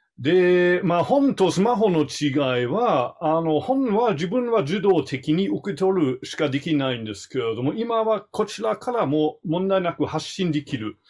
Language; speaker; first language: Japanese; non-native, fluent; German